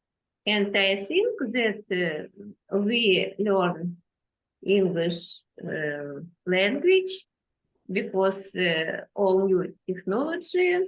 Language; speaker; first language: English; non-native, learner; Russian